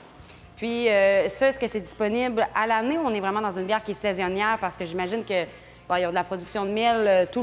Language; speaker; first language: French; native; French